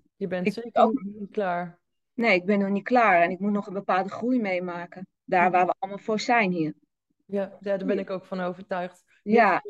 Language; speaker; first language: Dutch; native; Dutch